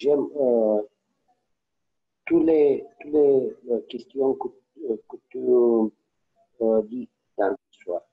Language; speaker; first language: French; non-native, learner; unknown